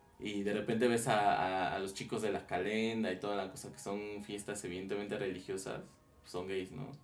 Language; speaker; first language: Spanish; native; Spanish